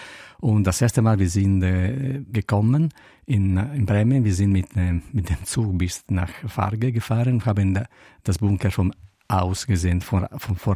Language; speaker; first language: German; non-native, learner; Italian